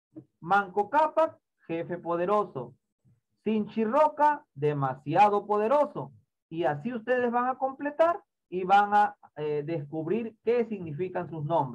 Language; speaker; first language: Spanish; native; Spanish